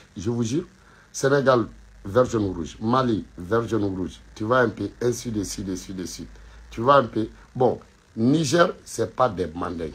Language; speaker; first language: French; non-native, local second language; Bambara